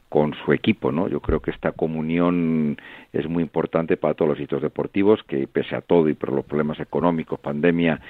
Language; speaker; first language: Spanish; native; Spanish